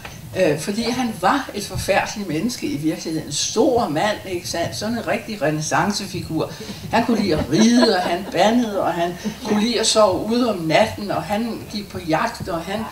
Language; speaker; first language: Danish; native; Danish